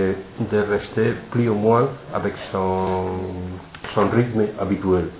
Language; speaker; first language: French; non-native, fluent; Spanish